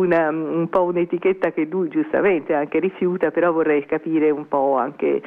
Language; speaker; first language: Italian; native; Italian